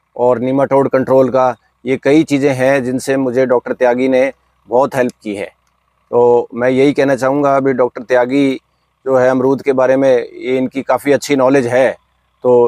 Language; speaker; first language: Hindi; native; Hindi